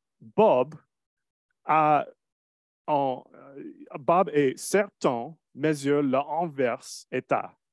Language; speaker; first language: French; non-native, learner; English